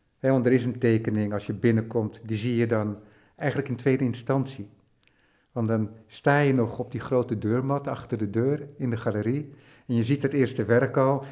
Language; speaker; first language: Dutch; native; Dutch